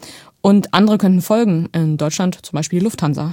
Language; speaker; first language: German; native; German